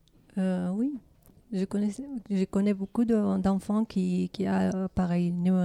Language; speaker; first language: French; non-native, learner; Arabic